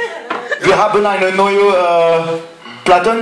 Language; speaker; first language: German; non-native, learner; English